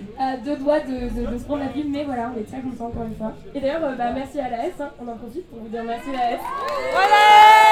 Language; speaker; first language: French; native; French